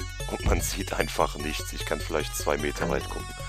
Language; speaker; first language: German; native; German